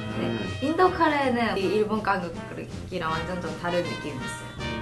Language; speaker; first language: Korean; non-native, fluent; Japanese